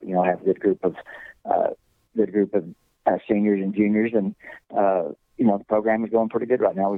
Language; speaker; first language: English; native; English